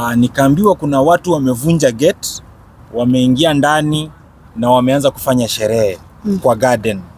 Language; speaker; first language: Swahili; native; Swahili